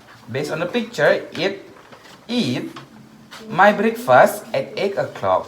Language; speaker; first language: English; non-native, learner; Indonesian